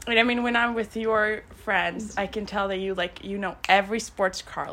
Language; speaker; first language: English; non-native, fluent; Swedish